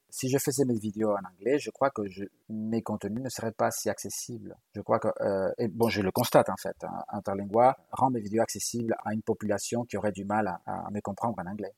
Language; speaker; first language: French; non-native, fluent; Galician